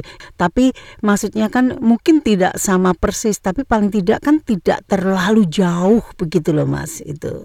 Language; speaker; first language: Indonesian; native; Indonesian